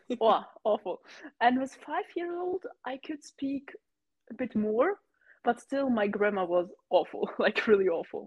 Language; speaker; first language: English; non-native, fluent; German